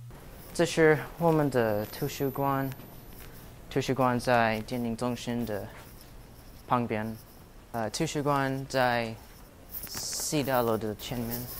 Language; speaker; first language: Chinese; non-native, learner; English